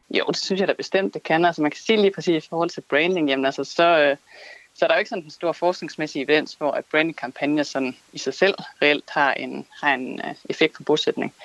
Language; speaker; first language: Danish; native; Danish